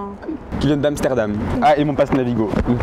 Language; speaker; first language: French; native; French